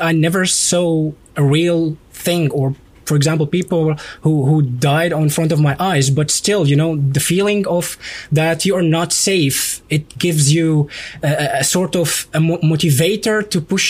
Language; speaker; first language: English; non-native, fluent; Arabic